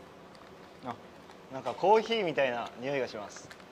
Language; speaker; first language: Japanese; native; Japanese